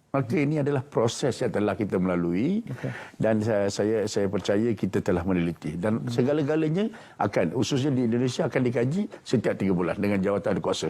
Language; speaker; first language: Malay; non-native, local second language; Tamil